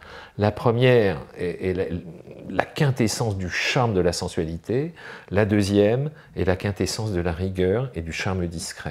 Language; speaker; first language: French; native; French